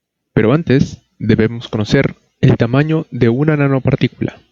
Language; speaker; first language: Spanish; native; Spanish